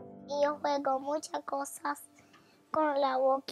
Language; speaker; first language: Spanish; early bilingual, heritage; Spanish